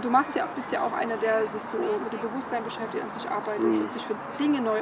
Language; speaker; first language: German; native; German